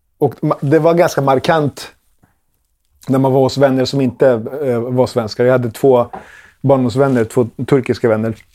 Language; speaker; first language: Swedish; early bilingual, other home language; Spanish